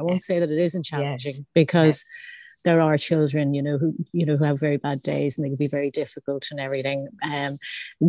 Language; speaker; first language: English; native; English